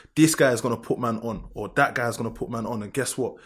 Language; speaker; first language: English; native; English